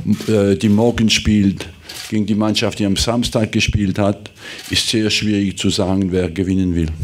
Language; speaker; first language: German; non-native, fluent; French